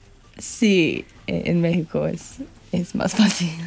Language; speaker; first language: Spanish; non-native, learner; English